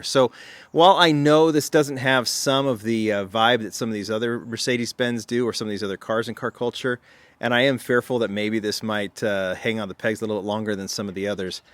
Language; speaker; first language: English; native; English